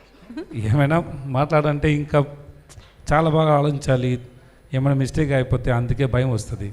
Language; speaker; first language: Telugu; non-native, learner; Tamil